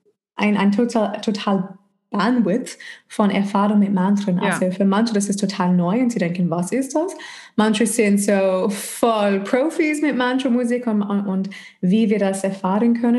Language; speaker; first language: German; non-native, fluent; English